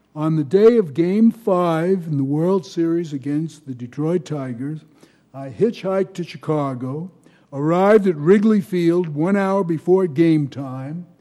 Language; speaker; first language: English; native; English